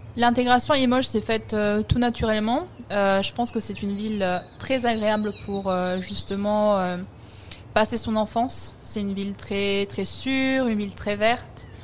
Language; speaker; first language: French; early bilingual, other home language; Italian